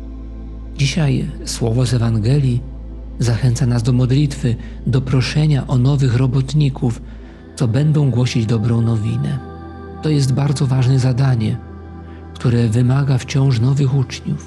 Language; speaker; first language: Polish; native; Polish